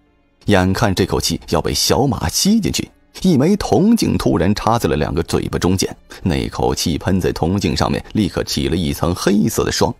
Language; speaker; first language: Chinese; native; Chinese